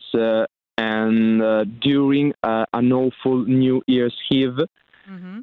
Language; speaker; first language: English; non-native, fluent; Italian